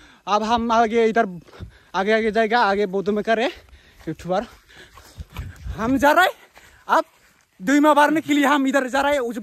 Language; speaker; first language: Hindi; non-native, local second language; Bodo